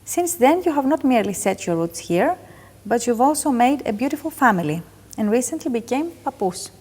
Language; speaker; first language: English; non-native, fluent; Greek